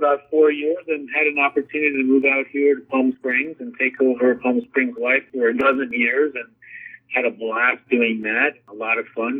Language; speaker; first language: English; native; English